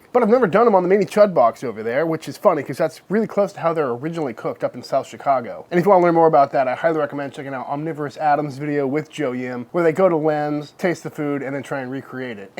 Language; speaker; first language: English; native; English